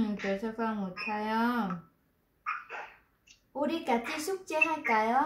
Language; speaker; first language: Korean; non-native, fluent; Vietnamese